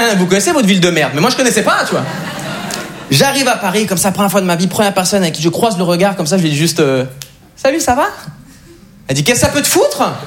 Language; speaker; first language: French; native; French